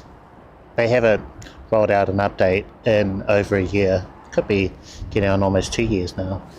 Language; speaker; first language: English; native; English